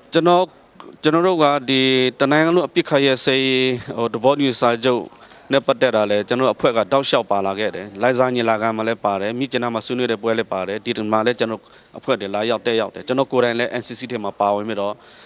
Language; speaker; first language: Burmese; non-native, local second language; Shwe Palaung